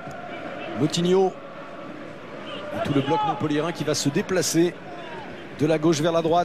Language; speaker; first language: French; native; French